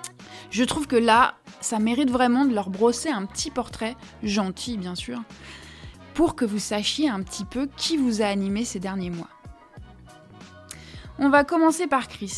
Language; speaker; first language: French; native; French